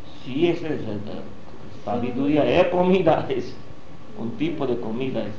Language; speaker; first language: Portuguese; non-native, learner; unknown